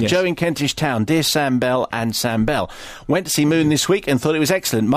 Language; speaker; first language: English; native; English